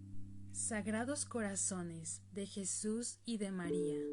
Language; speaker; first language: Spanish; native; Spanish